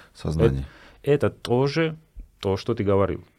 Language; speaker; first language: Russian; non-native, fluent; Georgian